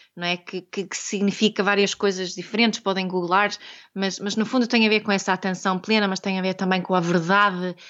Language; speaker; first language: Portuguese; non-native, fluent; Swedish